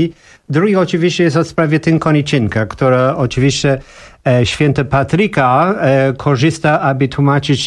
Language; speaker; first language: Polish; non-native, learner; English